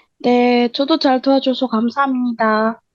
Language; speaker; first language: Korean; non-native, learner; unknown